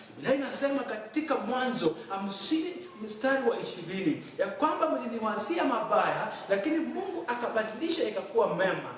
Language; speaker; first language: Swahili; native; Swahili